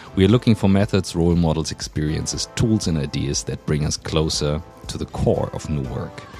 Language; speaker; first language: English; non-native, fluent; German